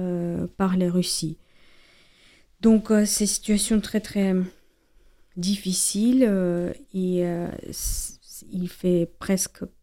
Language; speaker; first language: French; non-native, fluent; Ukrainian